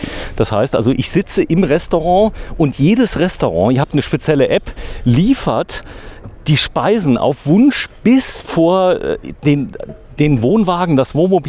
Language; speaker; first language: German; native; German